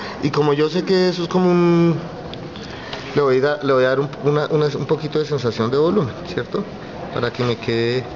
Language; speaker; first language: Spanish; native; Spanish